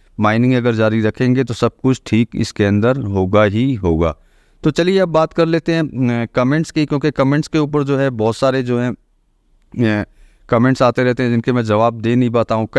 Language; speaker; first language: Hindi; native; Hindi